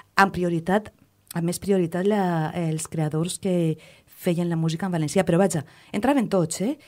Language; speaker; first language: Catalan; native; Catalan